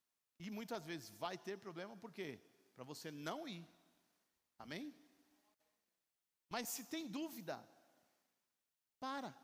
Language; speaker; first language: Portuguese; native; Portuguese